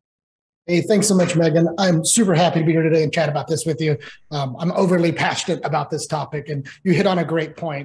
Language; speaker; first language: English; native; English